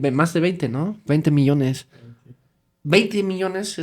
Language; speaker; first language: Spanish; non-native, fluent; German